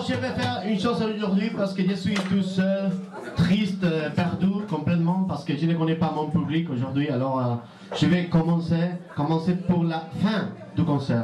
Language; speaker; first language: French; non-native, learner; Spanish